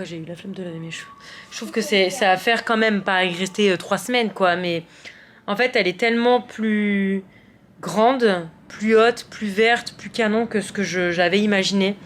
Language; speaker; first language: French; native; French